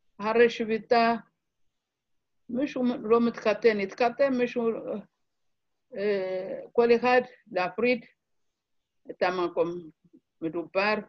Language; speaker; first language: Hebrew; non-native, fluent; Amharic